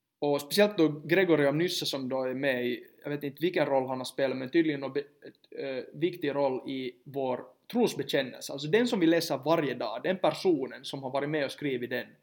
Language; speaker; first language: Swedish; native; Swedish